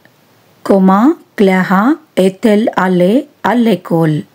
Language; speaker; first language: French; non-native, fluent; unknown